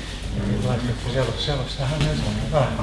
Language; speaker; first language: Dutch; native; Dutch